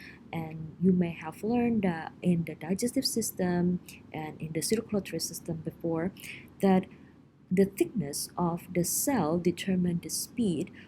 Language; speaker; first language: English; non-native, fluent; Indonesian